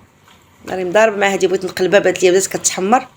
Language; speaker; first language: Arabic; native; Arabic